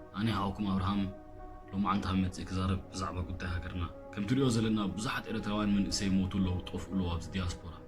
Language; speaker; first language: Tigrinya; early bilingual, heritage; Tigrinya